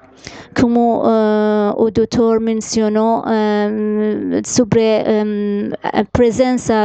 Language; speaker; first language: Portuguese; non-native, fluent; Persian